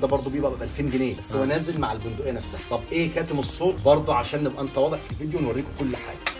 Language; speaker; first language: Arabic; native; Arabic